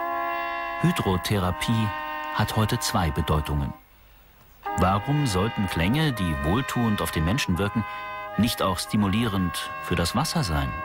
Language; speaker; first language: German; native; German